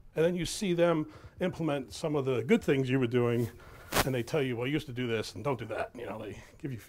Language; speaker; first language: English; native; English